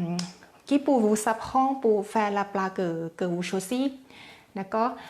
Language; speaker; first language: French; non-native, learner; Thai